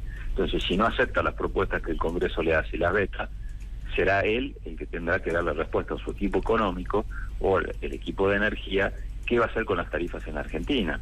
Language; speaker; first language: Spanish; native; Spanish